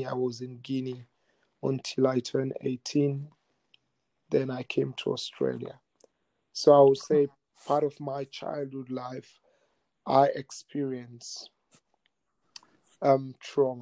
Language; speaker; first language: English; non-native, local second language; Mandingo